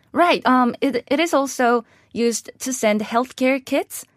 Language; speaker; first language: English; non-native, fluent; Korean